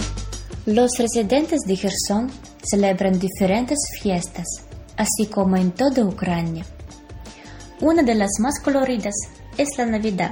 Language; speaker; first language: Spanish; non-native, fluent; Ukrainian